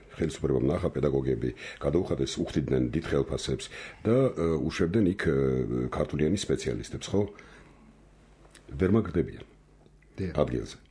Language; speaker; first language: Georgian; non-native, local second language; Armenian